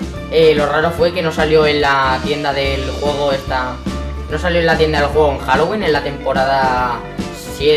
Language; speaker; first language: Spanish; native; Spanish